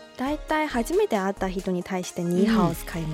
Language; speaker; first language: Japanese; non-native, fluent; Chinese